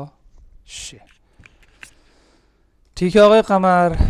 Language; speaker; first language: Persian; non-native, fluent; Urdu